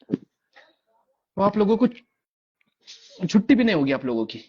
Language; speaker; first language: Hindi; non-native, local second language; Marathi